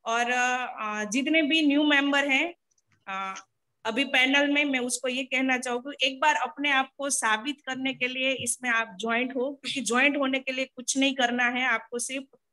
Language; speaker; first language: Hindi; non-native, local second language; Gujarati